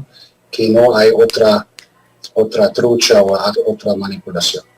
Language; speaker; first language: Spanish; non-native, fluent; German